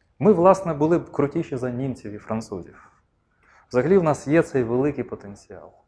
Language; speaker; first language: Ukrainian; non-native, local second language; Russian